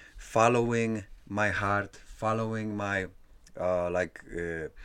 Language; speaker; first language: English; early bilingual, other home language; Polish